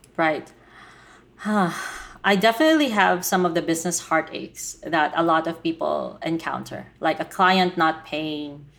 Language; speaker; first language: English; non-native, local second language; Filipino